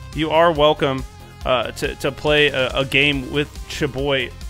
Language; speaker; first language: English; native; English